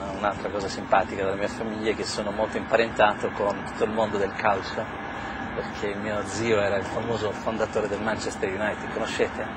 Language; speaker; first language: Italian; early bilingual, heritage; English